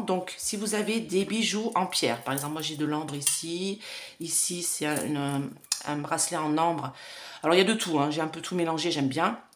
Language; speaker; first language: French; native; French